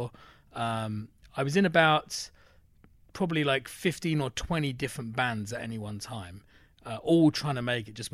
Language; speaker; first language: English; native; English